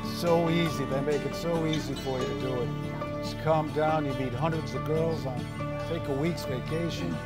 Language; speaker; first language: English; native; English